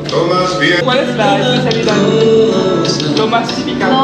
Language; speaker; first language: Spanish; non-native, learner; French